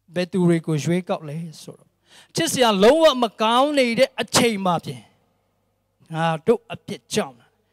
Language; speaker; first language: Burmese; non-native, local second language; Tedim Chin